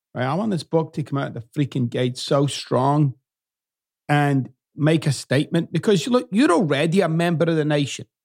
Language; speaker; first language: English; native; English